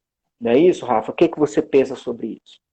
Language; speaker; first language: Portuguese; native; Portuguese